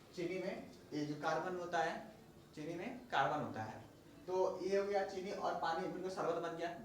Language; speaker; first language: Hindi; native; Hindi